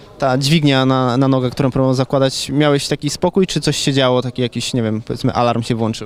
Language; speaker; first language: Polish; native; Polish